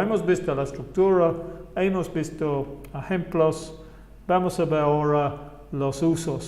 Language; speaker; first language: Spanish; non-native, fluent; English